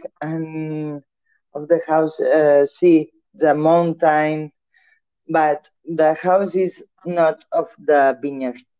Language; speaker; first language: English; non-native, learner; Catalan